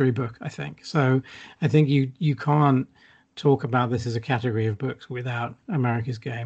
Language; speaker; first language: English; native; English